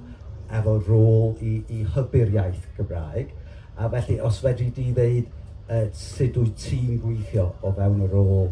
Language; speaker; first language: Welsh; native; Welsh